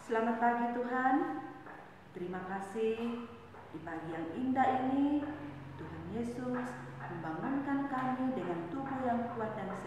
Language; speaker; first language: Indonesian; native; Indonesian